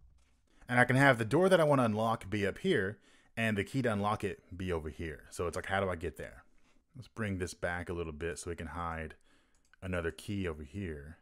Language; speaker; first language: English; native; English